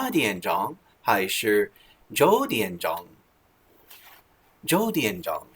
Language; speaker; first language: Chinese; non-native, learner; English